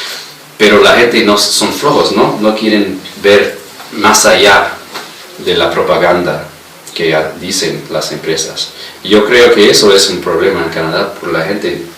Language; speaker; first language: Spanish; non-native, fluent; English